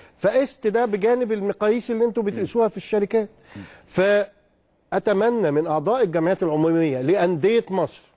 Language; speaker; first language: Arabic; native; Arabic